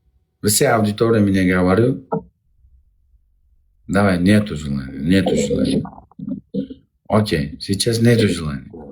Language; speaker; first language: Russian; non-native, learner; Uzbek